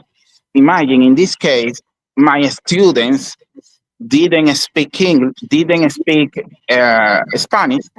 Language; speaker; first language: English; non-native, learner; Spanish